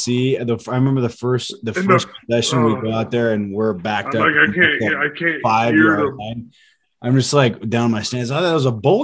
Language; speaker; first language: English; native; English